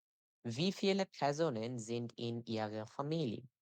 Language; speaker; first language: German; non-native, learner; Bangla